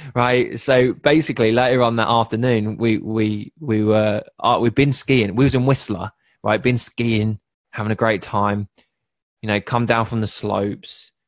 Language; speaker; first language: English; native; English